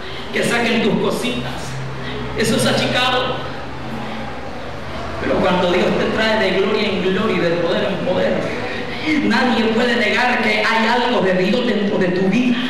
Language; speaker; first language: Spanish; native; Spanish